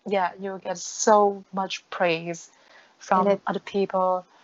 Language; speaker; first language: English; non-native, fluent; Vietnamese